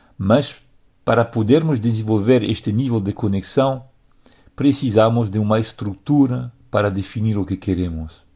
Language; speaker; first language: Portuguese; non-native, fluent; French